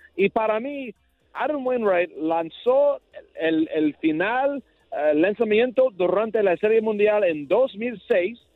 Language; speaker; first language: Spanish; non-native, learner; English